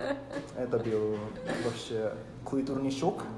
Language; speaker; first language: Russian; non-native, fluent; Japanese